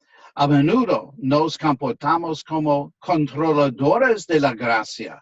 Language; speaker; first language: Spanish; non-native, fluent; English